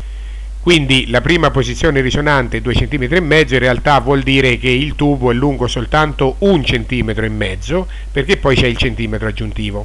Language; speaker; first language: Italian; native; Italian